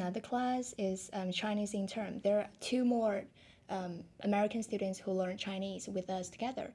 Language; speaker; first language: English; non-native, fluent; Chinese